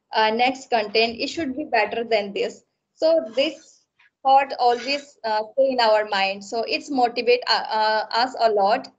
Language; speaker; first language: English; non-native, local second language; Assamese